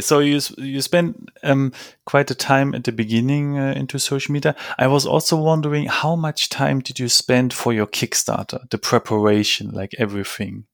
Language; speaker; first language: English; non-native, fluent; German